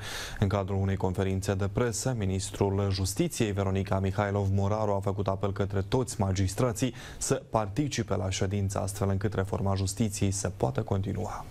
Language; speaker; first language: Romanian; native; Romanian